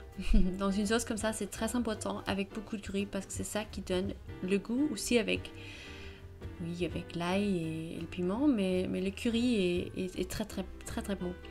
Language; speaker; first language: French; non-native, fluent; Danish